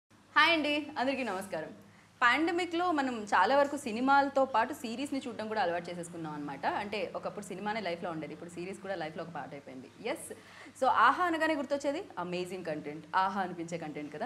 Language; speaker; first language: Telugu; native; Telugu